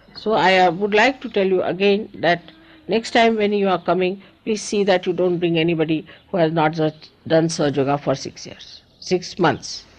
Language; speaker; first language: English; non-native, local second language; Marathi